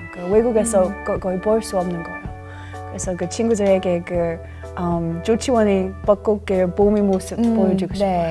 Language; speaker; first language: Korean; non-native, learner; English